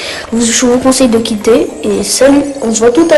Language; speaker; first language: French; native; French